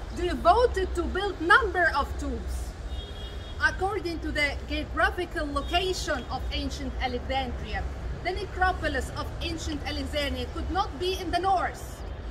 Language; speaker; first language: English; non-native, fluent; Arabic